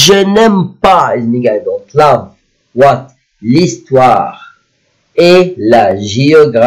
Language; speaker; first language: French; non-native, fluent; Arabic